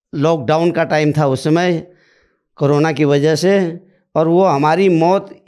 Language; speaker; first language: Hindi; native; Hindi